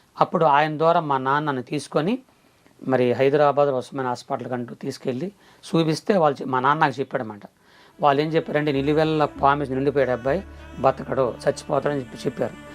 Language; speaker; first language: Telugu; non-native, local second language; Koya